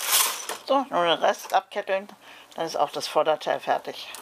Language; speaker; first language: German; native; German